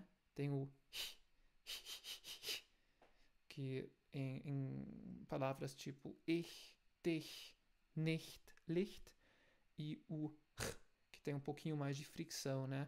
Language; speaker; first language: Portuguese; non-native, fluent; German